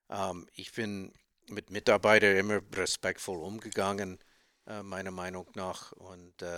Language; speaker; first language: German; non-native, learner; English